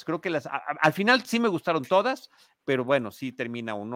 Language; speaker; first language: Spanish; native; Spanish